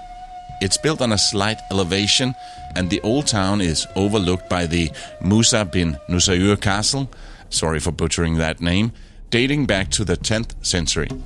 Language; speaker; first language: English; non-native, fluent; Danish